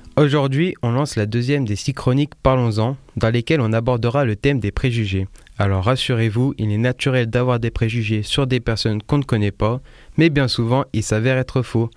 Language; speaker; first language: French; native; French